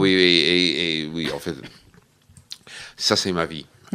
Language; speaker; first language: French; non-native, fluent; English